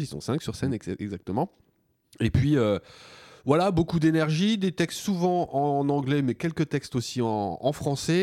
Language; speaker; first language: French; native; French